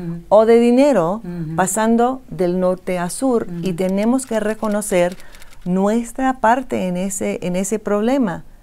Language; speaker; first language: Spanish; non-native, fluent; English